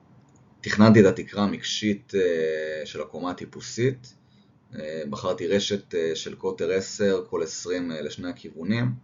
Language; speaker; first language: Hebrew; native; Hebrew